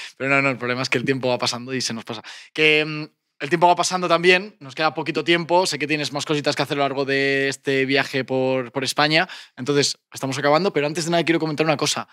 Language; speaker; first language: Spanish; native; Spanish